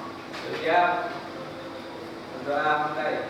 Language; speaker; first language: Indonesian; native; Indonesian